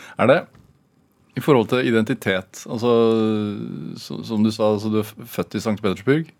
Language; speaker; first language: Norwegian; native; Norwegian